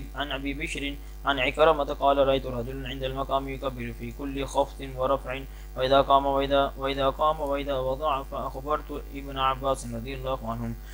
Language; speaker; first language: Arabic; non-native, fluent; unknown